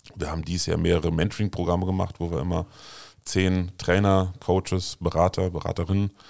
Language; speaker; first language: German; native; German